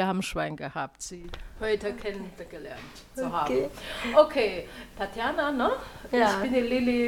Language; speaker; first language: German; non-native, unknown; Chinese